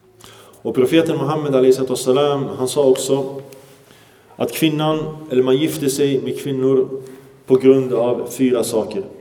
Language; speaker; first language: Swedish; early bilingual, other home language; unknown